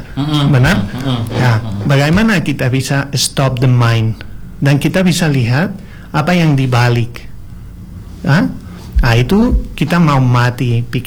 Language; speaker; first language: Indonesian; non-native, learner; Spanish